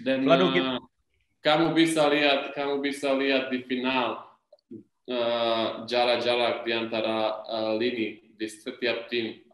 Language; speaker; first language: Indonesian; non-native, learner; Serbian